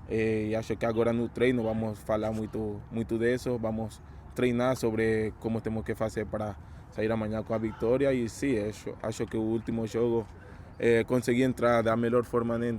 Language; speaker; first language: Portuguese; non-native, fluent; Spanish